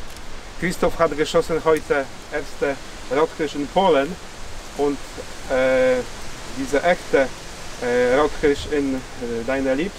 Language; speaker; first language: German; non-native, learner; Polish